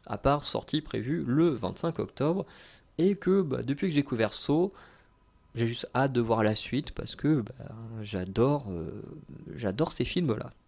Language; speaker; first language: French; native; French